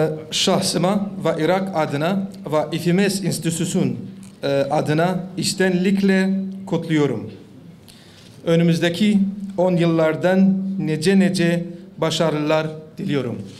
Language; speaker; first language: Turkish; non-native, learner; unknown